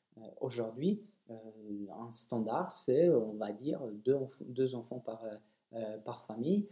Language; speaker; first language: French; non-native, fluent; Polish